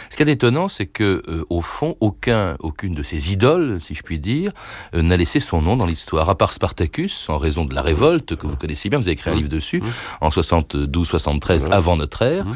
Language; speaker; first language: French; native; French